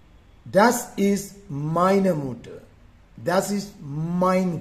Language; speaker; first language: German; non-native, fluent; Sinhala